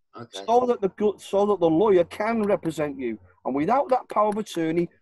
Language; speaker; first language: English; native; English